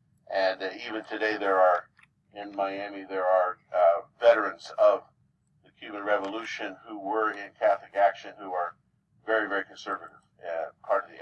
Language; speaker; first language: English; native; English